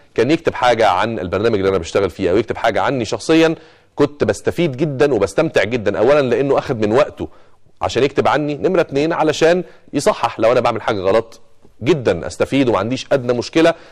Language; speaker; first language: Arabic; native; Arabic